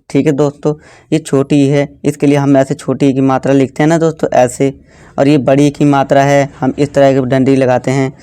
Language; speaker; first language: Hindi; native; Hindi